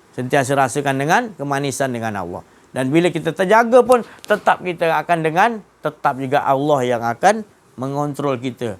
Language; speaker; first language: Malay; native; Malay